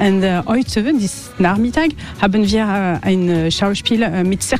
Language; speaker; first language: German; non-native, learner; French